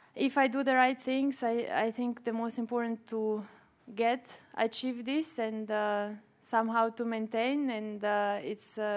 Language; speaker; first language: English; non-native, fluent; Russian